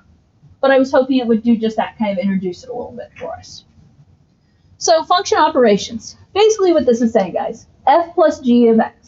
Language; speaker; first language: English; native; English